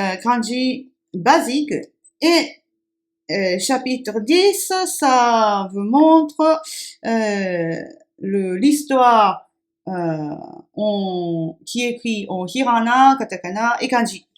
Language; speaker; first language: French; non-native, fluent; Japanese